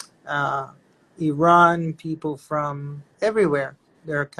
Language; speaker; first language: English; non-native, fluent; Portuguese